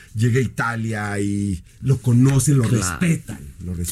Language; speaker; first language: Spanish; native; Spanish